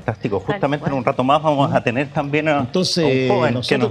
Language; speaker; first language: Spanish; native; Spanish